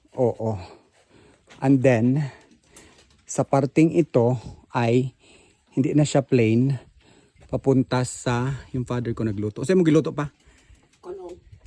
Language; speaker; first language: Filipino; native; Filipino